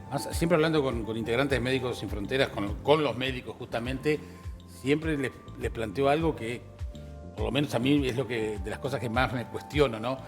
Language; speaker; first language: Spanish; native; Spanish